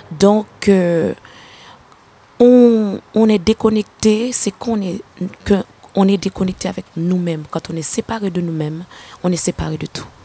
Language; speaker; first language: French; non-native, local second language; Haitian Creole